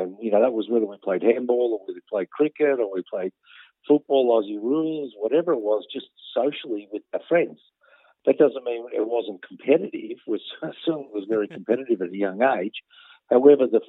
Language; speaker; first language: English; native; English